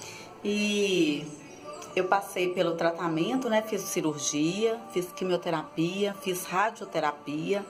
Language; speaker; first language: Portuguese; native; Portuguese